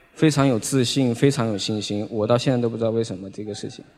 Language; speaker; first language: Chinese; native; Chinese